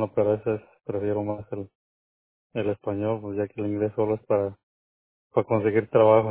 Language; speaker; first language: Spanish; native; Spanish